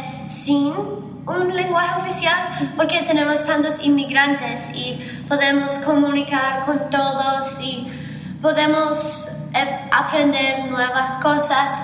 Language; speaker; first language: Spanish; non-native, learner; English